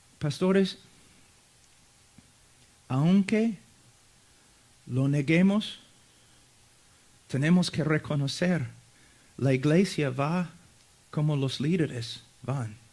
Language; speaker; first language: Spanish; non-native, fluent; English